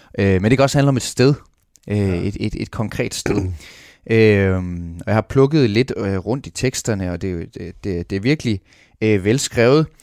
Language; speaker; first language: Danish; native; Danish